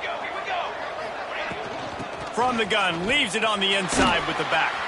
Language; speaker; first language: English; native; English